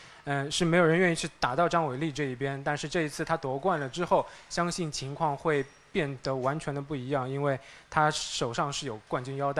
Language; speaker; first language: Chinese; native; Chinese